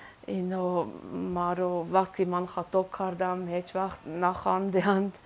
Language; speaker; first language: Persian; non-native, learner; Swiss German